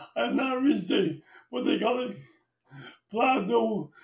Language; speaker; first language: English; native; English